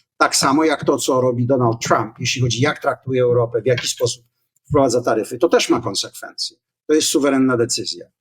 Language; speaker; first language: Polish; native; Polish